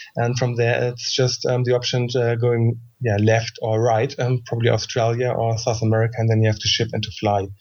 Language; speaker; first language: English; non-native, fluent; German